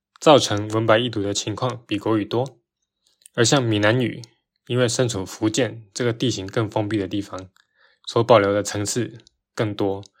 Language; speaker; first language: Chinese; native; Chinese